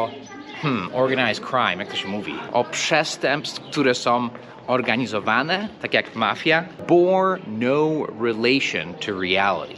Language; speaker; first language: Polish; non-native, fluent; English